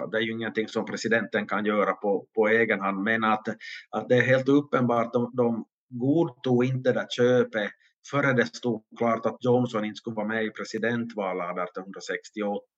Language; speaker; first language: Swedish; native; Swedish